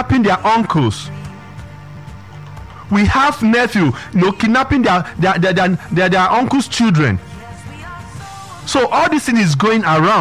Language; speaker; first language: English; non-native, local second language; Yoruba